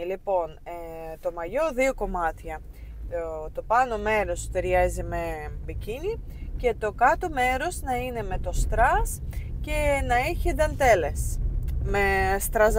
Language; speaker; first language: Greek; non-native, fluent; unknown